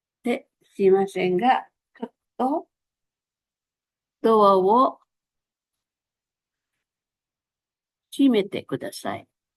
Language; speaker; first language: Japanese; non-native, fluent; Filipino